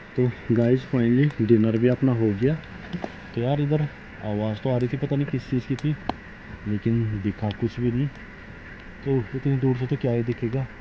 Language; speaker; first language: Hindi; native; Hindi